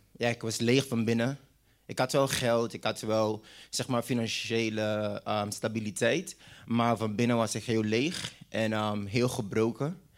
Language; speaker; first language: Dutch; non-native, local second language; English